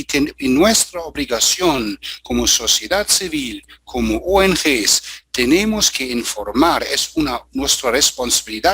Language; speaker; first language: Spanish; non-native, fluent; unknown